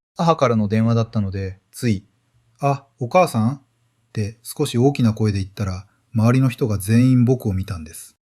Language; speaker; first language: Japanese; non-native, fluent; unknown